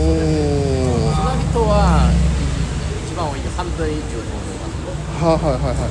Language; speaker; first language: Japanese; non-native, learner; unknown